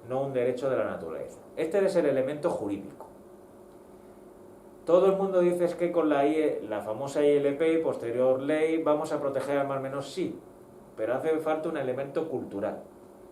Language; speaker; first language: Spanish; native; Spanish